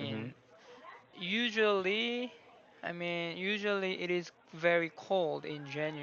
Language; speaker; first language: English; non-native, learner; Korean